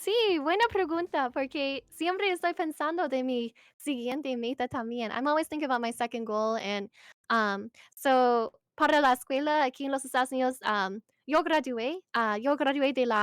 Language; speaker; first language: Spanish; non-native, learner; English